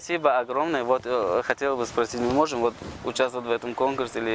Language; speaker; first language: Russian; non-native, local second language; Tajik